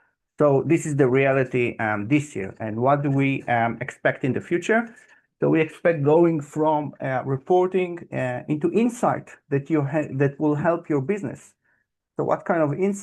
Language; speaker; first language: English; non-native, fluent; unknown